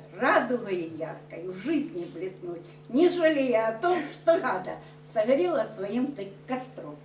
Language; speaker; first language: Russian; non-native, local second language; Ukrainian